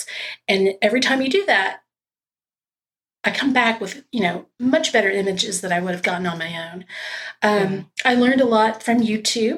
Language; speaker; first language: English; native; English